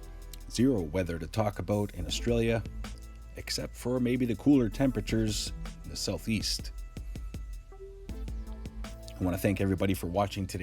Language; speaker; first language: English; native; English